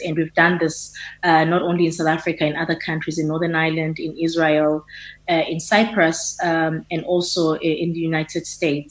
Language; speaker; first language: English; non-native, local second language; Xhosa